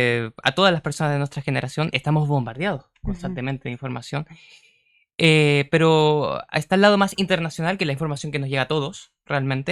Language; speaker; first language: Spanish; native; Spanish